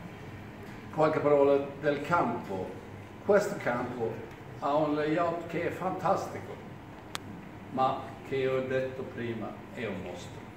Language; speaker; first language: Italian; non-native, learner; Swedish